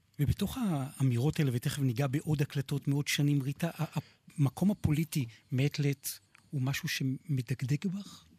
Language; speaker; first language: Hebrew; native; Hebrew